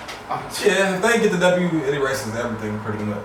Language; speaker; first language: English; native; English